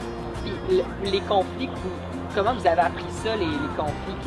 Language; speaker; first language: French; native; French